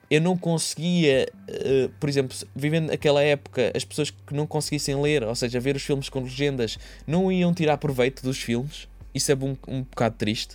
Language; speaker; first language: Portuguese; native; Portuguese